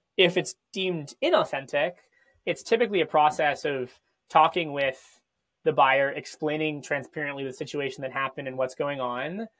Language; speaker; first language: English; native; English